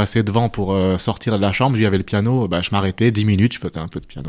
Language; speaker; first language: French; native; French